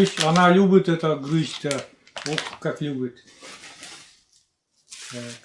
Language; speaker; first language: Russian; native; Russian